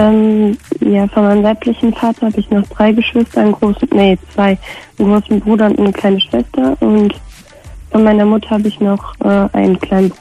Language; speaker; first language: German; native; German